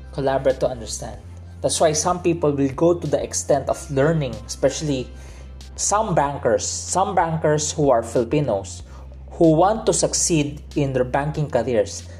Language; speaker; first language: English; non-native, local second language; Filipino